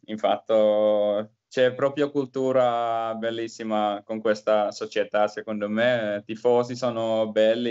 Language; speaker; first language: Italian; non-native, learner; Finnish